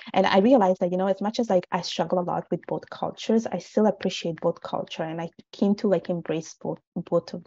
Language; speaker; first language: English; non-native, fluent; Italian